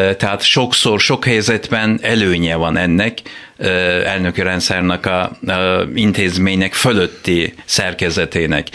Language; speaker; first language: Hungarian; non-native, fluent; Turkish